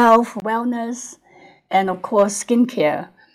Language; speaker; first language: English; non-native, local second language; Cantonese